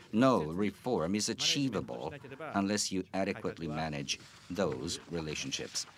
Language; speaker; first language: English; non-native, fluent; Japanese